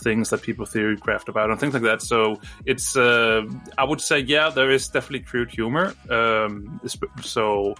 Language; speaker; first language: English; non-native, fluent; Danish